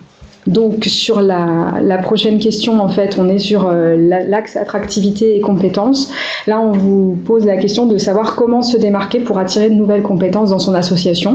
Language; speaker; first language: French; native; French